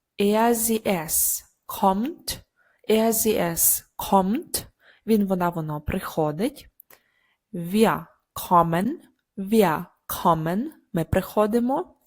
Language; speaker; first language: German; non-native, fluent; Ukrainian